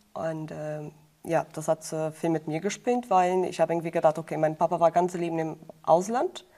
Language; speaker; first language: German; non-native, fluent; Portuguese